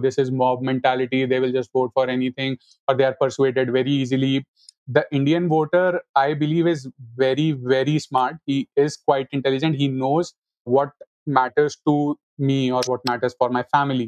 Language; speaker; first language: English; non-native, local second language; Hindi